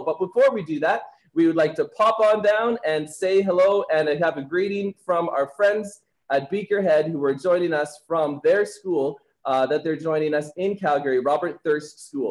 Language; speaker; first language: English; native; English